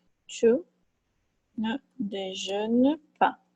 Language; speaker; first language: French; non-native, fluent; Portuguese